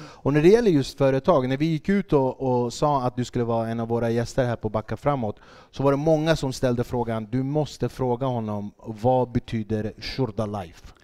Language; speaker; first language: Swedish; early bilingual, other home language; Kurdish